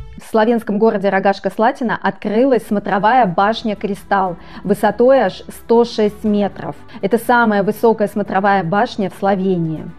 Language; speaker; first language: Russian; native; Russian